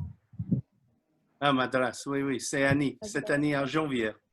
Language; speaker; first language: French; non-native, learner; English